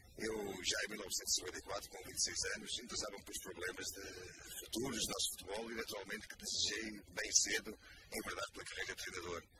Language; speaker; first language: Portuguese; native; Portuguese